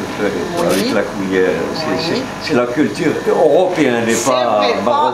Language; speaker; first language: French; non-native, local second language; Arabic